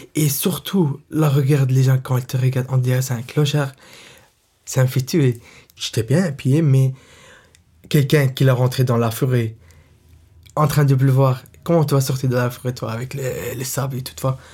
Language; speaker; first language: French; non-native, fluent; Arabic